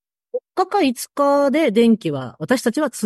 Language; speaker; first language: Japanese; native; Japanese